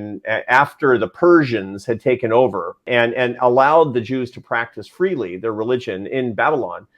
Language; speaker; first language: English; native; English